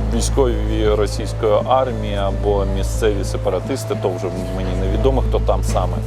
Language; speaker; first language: Ukrainian; native; Ukrainian